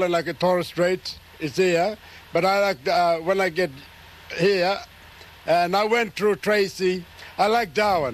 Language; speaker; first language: English; native; English